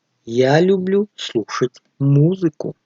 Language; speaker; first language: Russian; non-native, fluent; Tajik